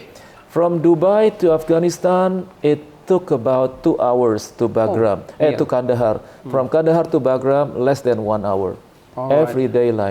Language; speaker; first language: English; non-native, learner; Indonesian